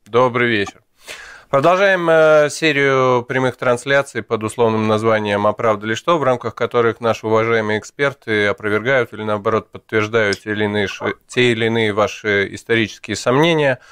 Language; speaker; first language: Russian; native; Russian